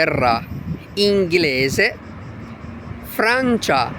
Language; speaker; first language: Italian; non-native, fluent; Arabic